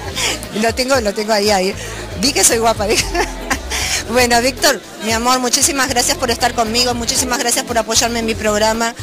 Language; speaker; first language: Spanish; native; Spanish